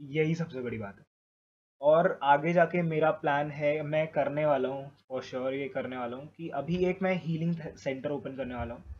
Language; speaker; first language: Hindi; native; Hindi